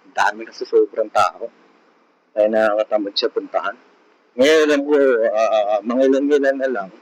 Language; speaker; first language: Filipino; native; Filipino